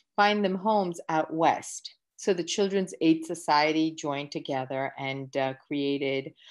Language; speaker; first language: English; early bilingual, other home language; Gujarati